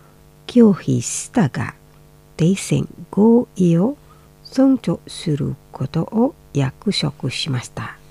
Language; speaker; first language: Japanese; non-native, fluent; Indonesian